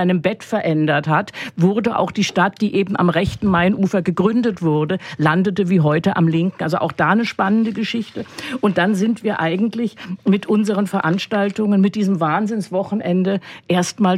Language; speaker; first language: German; native; German